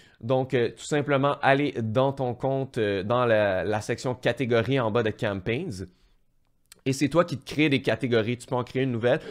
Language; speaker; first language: French; native; French